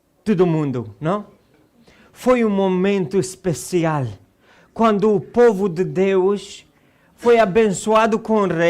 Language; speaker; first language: Portuguese; non-native, fluent; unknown